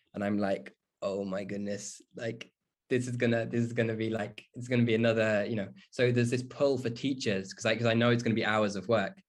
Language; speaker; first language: English; native; English